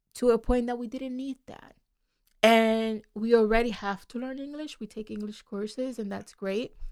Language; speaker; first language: English; non-native, fluent; Spanish